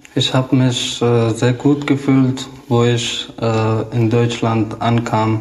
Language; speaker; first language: German; non-native, learner; Arabic